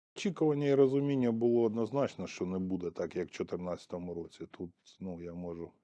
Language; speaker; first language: Ukrainian; native; Ukrainian